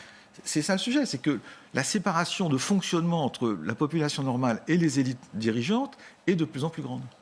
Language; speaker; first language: French; native; French